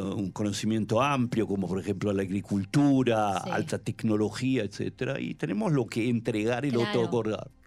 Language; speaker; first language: Spanish; native; Spanish